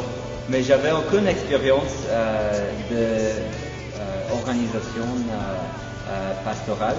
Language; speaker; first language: French; non-native, fluent; Polish